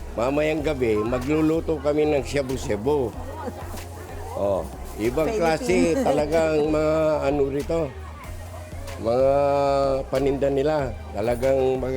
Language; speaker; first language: Filipino; non-native, local second language; Pampanga